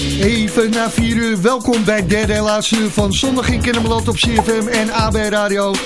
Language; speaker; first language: Dutch; native; Dutch